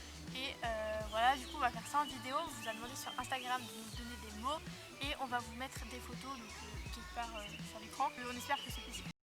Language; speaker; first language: French; native; French